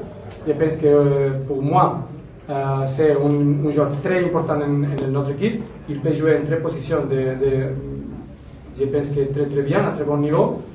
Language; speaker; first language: French; non-native, learner; Spanish